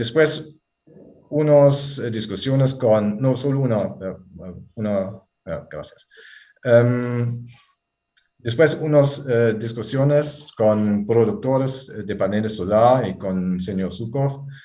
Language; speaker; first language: Spanish; non-native, fluent; German